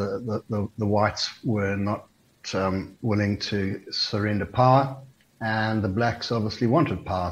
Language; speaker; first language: English; native; English